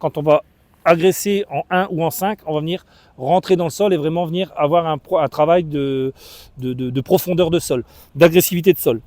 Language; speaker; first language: French; native; French